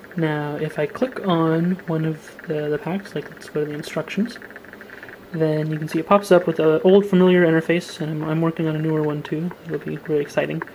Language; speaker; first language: English; native; English